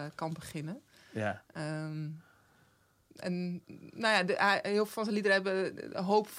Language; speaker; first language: Dutch; early bilingual, other home language; Portuguese